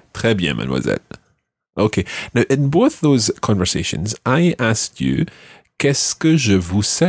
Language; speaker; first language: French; non-native, fluent; English